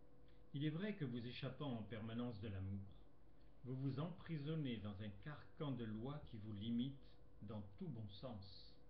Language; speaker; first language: French; native; French